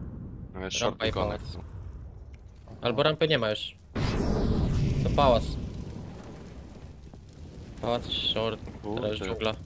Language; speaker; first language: Polish; native; Polish